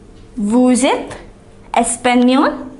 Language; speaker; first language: French; non-native, fluent; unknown